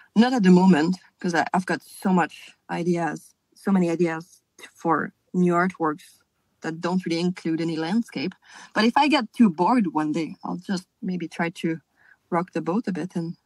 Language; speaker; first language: English; non-native, fluent; French